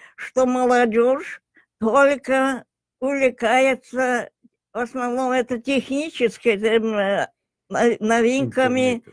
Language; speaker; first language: Russian; non-native, local second language; Tajik